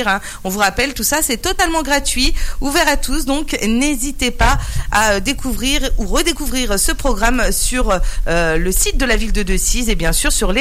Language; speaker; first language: French; native; French